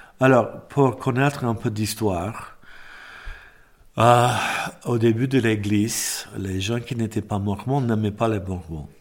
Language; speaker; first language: French; non-native, fluent; English